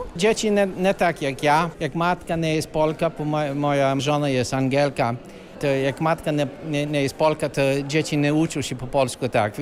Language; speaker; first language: Polish; early bilingual, heritage; Polish